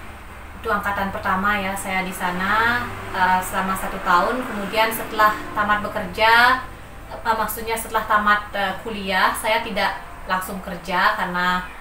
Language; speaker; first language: Indonesian; non-native, local second language; Balinese